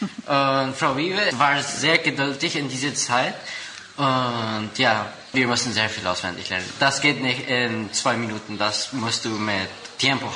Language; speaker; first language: German; non-native, local second language; Spanish